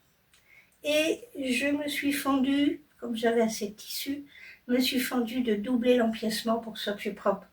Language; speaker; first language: French; native; French